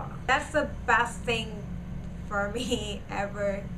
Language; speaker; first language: English; non-native, learner; Gujarati